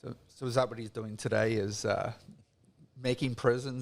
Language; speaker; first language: English; native; English